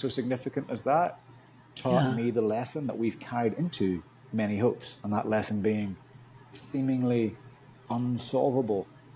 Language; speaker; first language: English; native; English